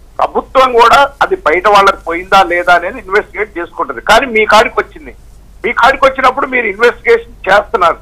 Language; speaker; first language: Telugu; native; Telugu